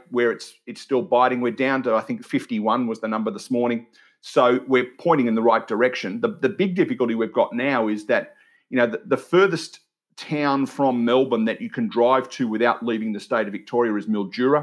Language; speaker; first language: English; native; English